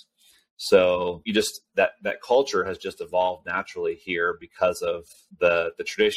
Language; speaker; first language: English; early bilingual, other home language; Spanish